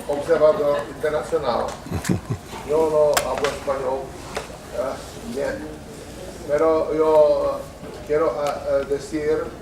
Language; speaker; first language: Spanish; non-native, learner; Czech